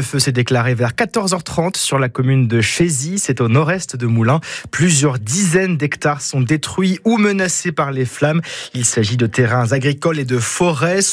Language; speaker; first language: French; native; French